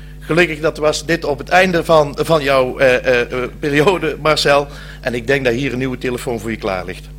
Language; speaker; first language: Dutch; native; Dutch